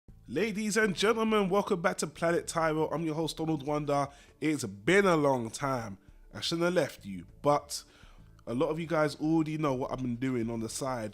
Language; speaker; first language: English; native; English